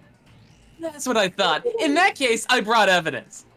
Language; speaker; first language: English; native; English